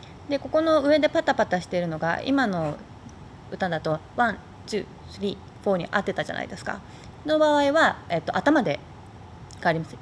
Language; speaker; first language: Japanese; native; Japanese